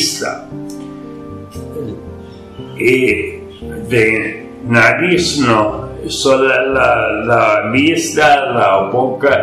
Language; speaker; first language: Spanish; non-native, fluent; English